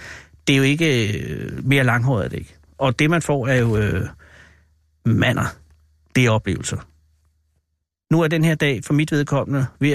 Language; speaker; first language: Danish; native; Danish